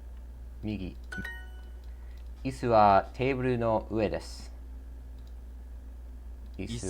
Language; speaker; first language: Japanese; non-native, learner; English